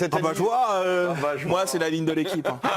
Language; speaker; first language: French; native; French